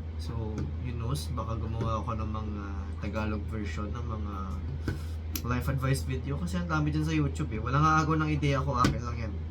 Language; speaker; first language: Filipino; non-native, local second language; Hiligaynon